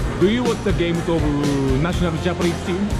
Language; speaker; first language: English; non-native, learner; Japanese